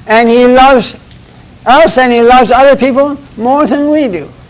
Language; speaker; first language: English; early bilingual, other home language; Chinese